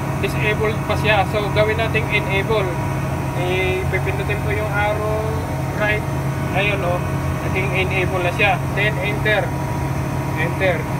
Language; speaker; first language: Filipino; non-native, local second language; Cebuano